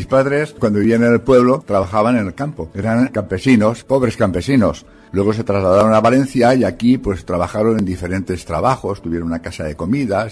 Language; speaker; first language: Spanish; native; Spanish